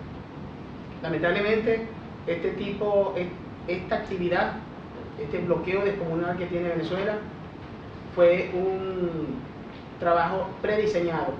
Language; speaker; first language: Spanish; native; Spanish